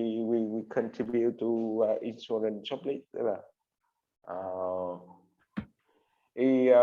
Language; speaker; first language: English; non-native, learner; Vietnamese